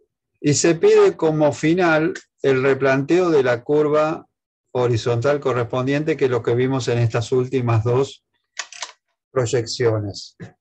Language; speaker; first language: Spanish; native; Spanish